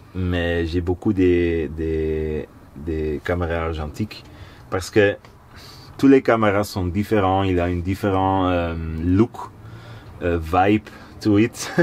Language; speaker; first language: French; non-native, local second language; Dutch